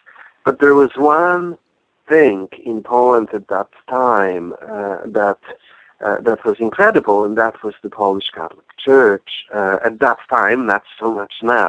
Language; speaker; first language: English; non-native, fluent; Polish